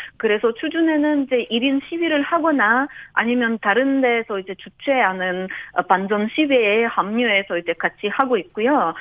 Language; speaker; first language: Korean; non-native, fluent; Ukrainian